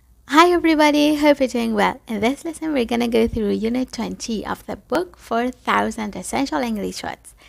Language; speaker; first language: English; non-native, fluent; Persian